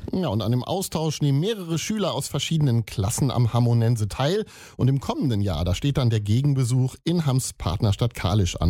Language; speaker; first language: German; native; German